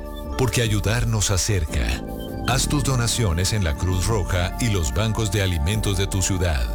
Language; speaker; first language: Spanish; native; Spanish